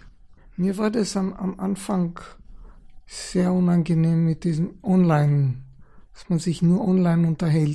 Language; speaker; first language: German; early bilingual, other home language; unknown